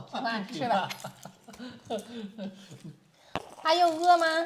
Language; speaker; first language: Chinese; non-native, learner; Indonesian